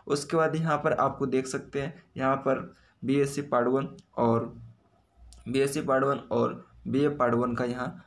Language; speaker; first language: Hindi; native; Hindi